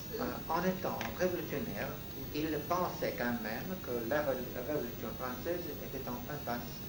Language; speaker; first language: French; non-native, fluent; Russian